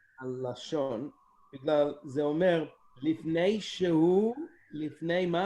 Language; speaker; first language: Hebrew; non-native, learner; English